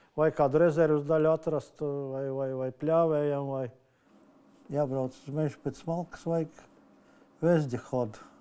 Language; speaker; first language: Latvian; native; Latvian